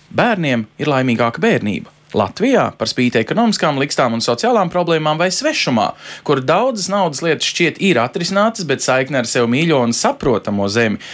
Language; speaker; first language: Latvian; native; Latvian